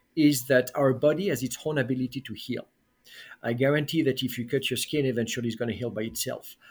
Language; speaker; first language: English; non-native, fluent; French